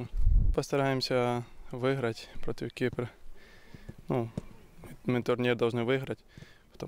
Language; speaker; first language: Russian; non-native, local second language; Ukrainian